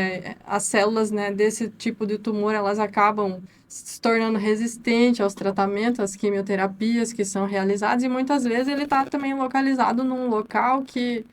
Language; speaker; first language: Portuguese; native; Portuguese